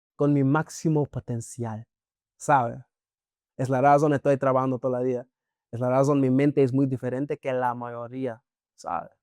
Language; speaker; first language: Spanish; non-native, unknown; English